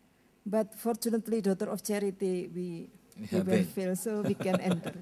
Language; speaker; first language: English; non-native, learner; Indonesian